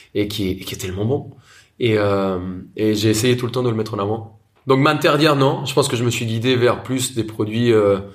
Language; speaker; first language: French; non-native, fluent; Spanish